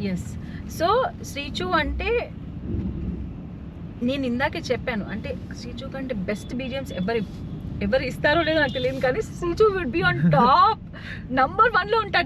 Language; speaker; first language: Telugu; native; Telugu